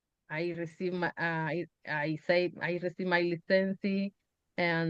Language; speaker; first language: English; non-native, learner; Spanish